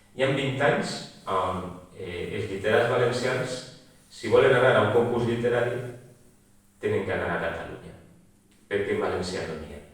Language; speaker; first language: Catalan; native; Catalan